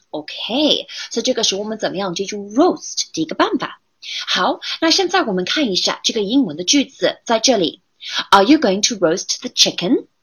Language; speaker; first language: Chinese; non-native, fluent; English